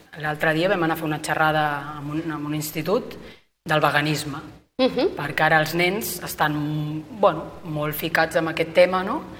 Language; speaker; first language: Catalan; native; Catalan